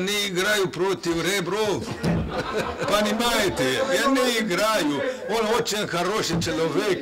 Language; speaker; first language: Russian; non-native, learner; Romanian